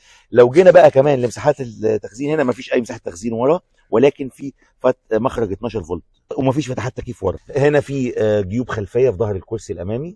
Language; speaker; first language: Arabic; native; Arabic